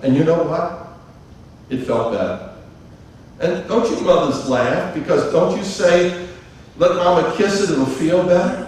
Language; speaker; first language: English; native; English